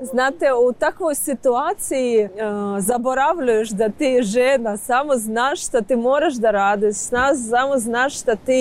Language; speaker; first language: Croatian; non-native, learner; Ukrainian